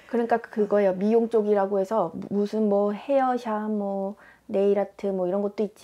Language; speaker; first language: Korean; native; Korean